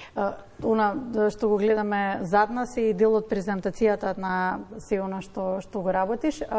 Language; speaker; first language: Macedonian; native; Macedonian